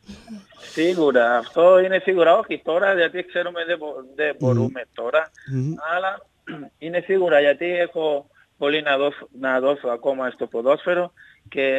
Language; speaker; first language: Greek; non-native, learner; Spanish